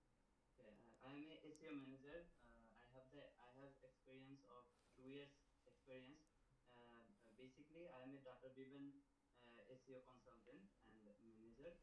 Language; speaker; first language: English; non-native, learner; Bangla